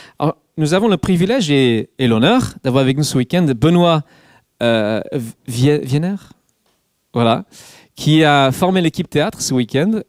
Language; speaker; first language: French; non-native, fluent; English